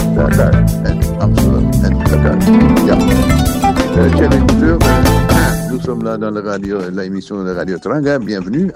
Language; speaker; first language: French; non-native, fluent; Dutch